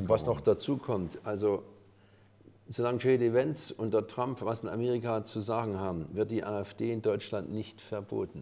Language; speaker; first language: German; native; German